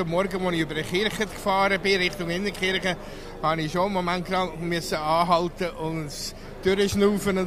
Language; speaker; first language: German; native; German